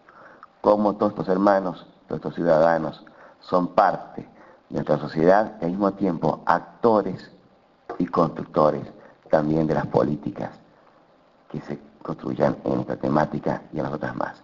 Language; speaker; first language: Spanish; native; Spanish